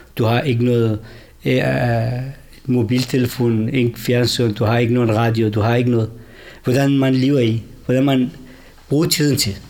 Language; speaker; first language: Danish; non-native, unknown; Kurdish